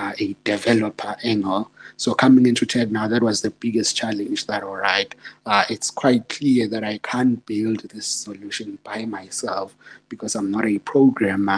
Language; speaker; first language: English; non-native, local second language; Zulu